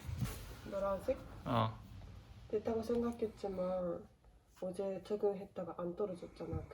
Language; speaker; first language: Korean; non-native, fluent; Japanese